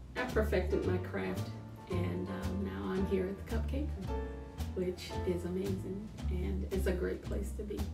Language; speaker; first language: English; native; English